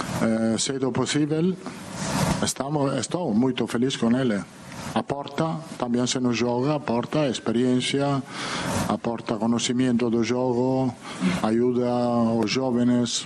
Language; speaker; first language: Portuguese; non-native, fluent; Italian